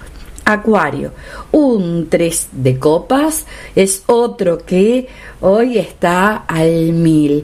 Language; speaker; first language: Spanish; native; Spanish